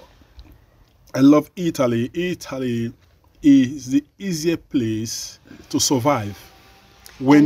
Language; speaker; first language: English; non-native, learner; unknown